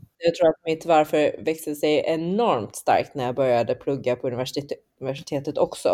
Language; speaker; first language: Swedish; early bilingual, other home language; Chinese